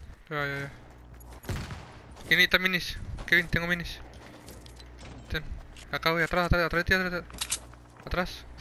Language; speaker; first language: Spanish; native; Spanish